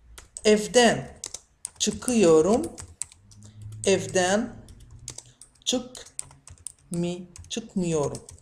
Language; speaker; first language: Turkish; non-native, fluent; Arabic